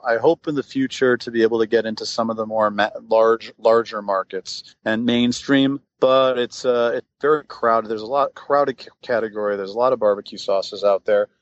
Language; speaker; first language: English; native; English